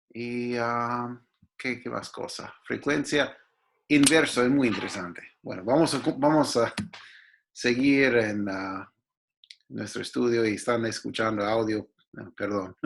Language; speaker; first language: Spanish; non-native, fluent; English